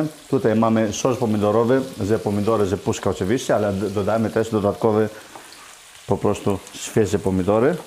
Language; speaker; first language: Polish; non-native, learner; Greek